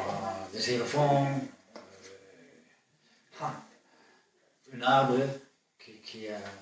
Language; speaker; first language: French; non-native, fluent; Dutch